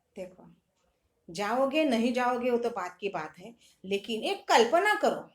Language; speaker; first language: Hindi; non-native, local second language; Marathi